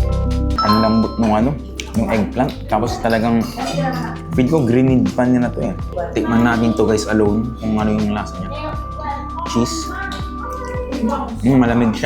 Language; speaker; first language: Filipino; native; Filipino